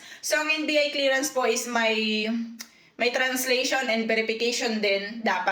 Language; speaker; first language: Filipino; native; Filipino